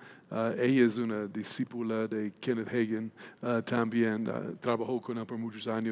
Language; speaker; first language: Spanish; non-native, fluent; English